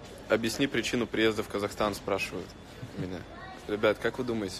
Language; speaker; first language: Russian; native; Russian